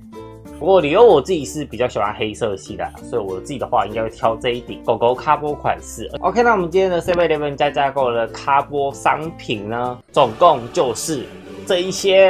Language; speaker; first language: Chinese; native; Chinese